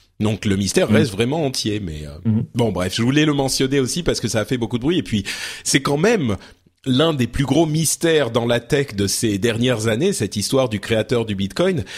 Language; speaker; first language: French; early bilingual, other home language; Arabic